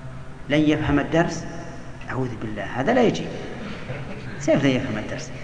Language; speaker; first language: Arabic; native; Arabic